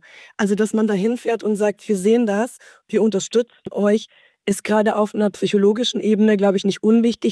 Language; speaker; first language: German; native; German